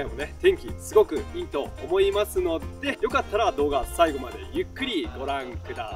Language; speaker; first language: Japanese; native; Japanese